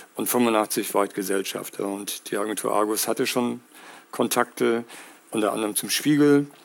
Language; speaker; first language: German; native; German